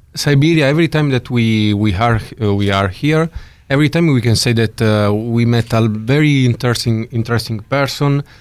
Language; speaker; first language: English; non-native, learner; Italian